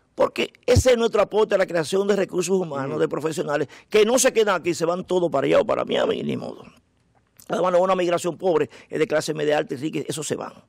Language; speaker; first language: Spanish; native; Spanish